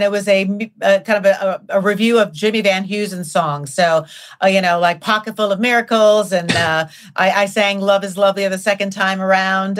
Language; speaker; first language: English; native; English